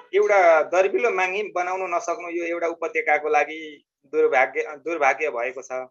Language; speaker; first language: Nepali; native; Nepali